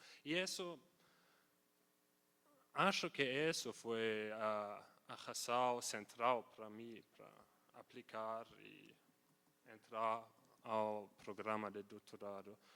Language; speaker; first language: Portuguese; non-native, fluent; German